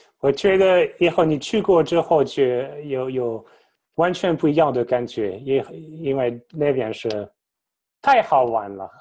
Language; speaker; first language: Chinese; non-native, fluent; French